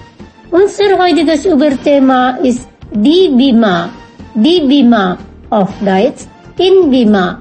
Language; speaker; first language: German; non-native, fluent; Indonesian